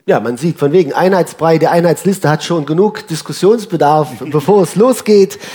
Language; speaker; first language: German; native; German